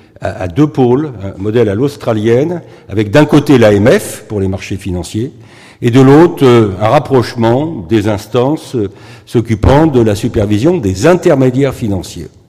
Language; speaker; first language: French; native; French